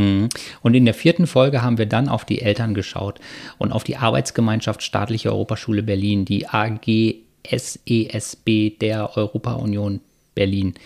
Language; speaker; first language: German; native; German